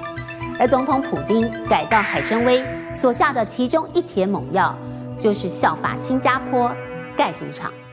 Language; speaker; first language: Chinese; native; Chinese